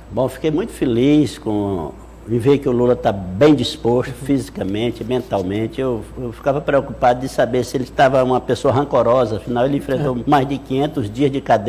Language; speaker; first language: Portuguese; native; Portuguese